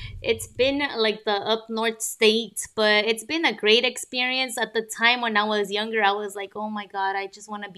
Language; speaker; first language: English; early bilingual, other home language; Spanish